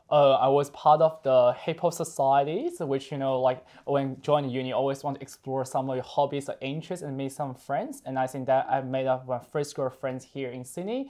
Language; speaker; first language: English; non-native, fluent; Chinese